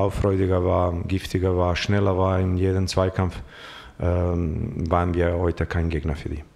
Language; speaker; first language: German; non-native, fluent; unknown